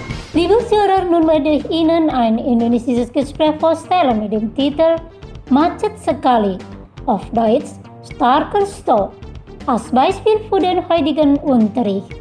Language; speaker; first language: German; non-native, learner; Indonesian